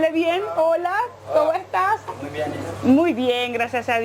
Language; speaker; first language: Spanish; native; Spanish